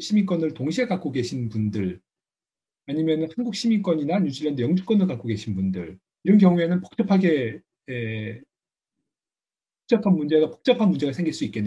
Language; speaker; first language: Korean; native; Korean